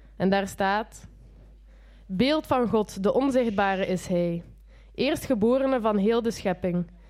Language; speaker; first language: Dutch; native; Dutch